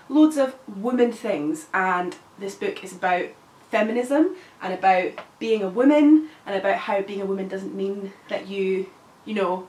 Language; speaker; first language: English; native; English